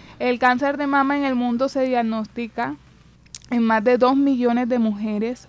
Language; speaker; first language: Spanish; native; Spanish